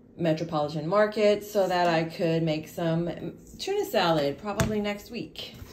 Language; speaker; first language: English; native; English